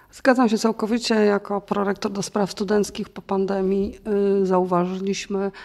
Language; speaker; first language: Polish; native; Polish